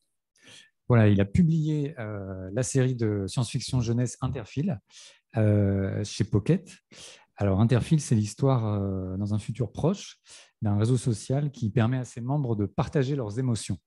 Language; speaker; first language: French; native; French